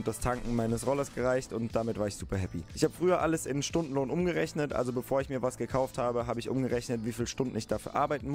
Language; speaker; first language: German; native; German